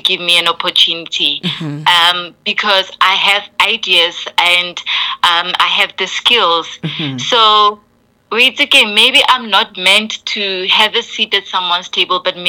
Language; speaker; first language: English; non-native, local second language; Tswana